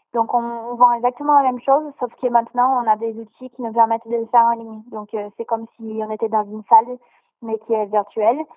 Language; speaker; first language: French; non-native, fluent; Portuguese